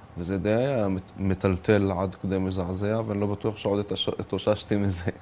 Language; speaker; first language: Hebrew; non-native, local second language; Arabic